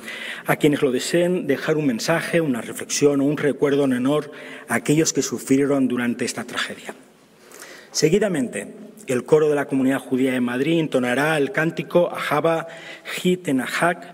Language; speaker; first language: Spanish; native; Spanish